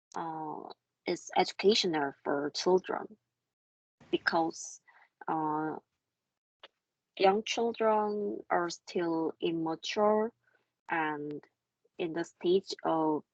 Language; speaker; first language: English; non-native, learner; Korean